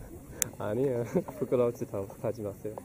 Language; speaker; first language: Korean; non-native, learner; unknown